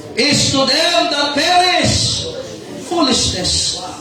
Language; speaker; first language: English; non-native, local second language; Filipino